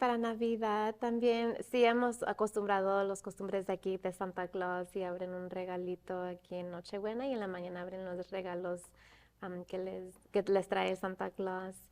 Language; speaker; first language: Spanish; early bilingual, other home language; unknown